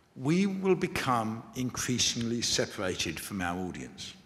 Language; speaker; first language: English; native; English